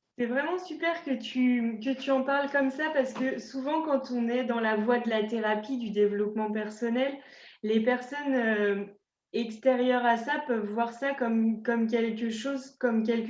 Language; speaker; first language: French; native; French